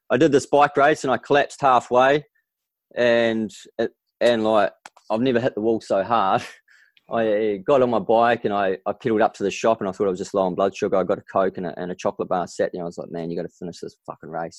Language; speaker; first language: English; native; English